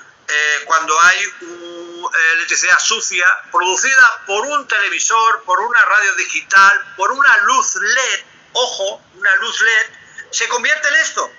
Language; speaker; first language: Spanish; native; Spanish